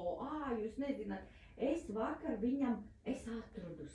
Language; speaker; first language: Latvian; non-native, local second language; Russian